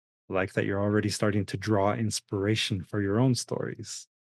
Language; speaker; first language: English; early bilingual, other home language; Spanish